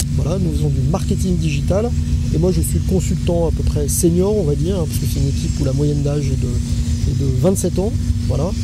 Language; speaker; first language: French; native; French